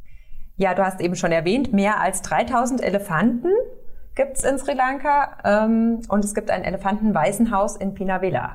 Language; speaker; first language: German; native; German